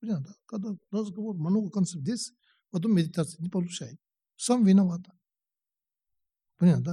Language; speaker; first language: Russian; non-native, learner; Tibetan